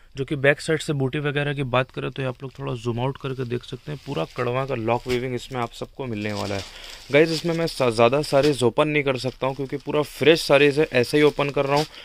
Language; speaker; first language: Hindi; native; Hindi